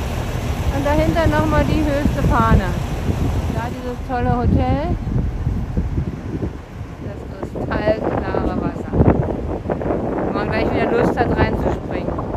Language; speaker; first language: German; native; German